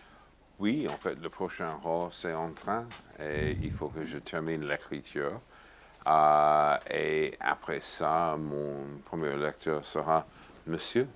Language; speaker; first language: French; non-native, fluent; English